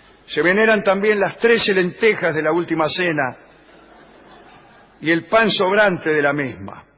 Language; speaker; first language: Spanish; native; Spanish